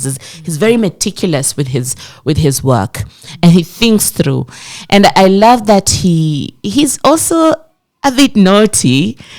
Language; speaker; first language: English; non-native, local second language; Swahili